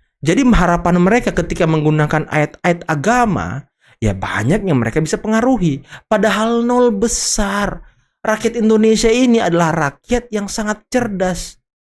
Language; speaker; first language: Indonesian; native; Indonesian